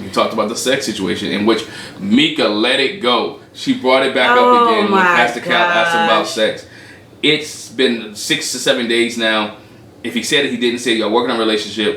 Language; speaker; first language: English; native; English